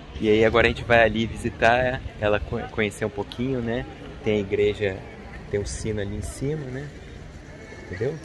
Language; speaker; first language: Portuguese; native; Portuguese